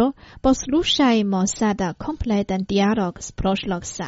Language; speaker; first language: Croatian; non-native, fluent; Chinese